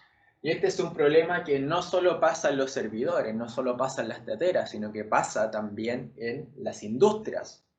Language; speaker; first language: Spanish; native; Spanish